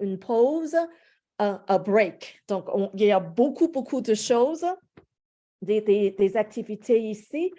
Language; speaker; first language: French; non-native, fluent; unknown